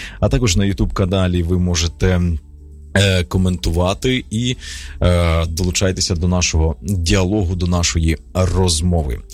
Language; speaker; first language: Ukrainian; native; Ukrainian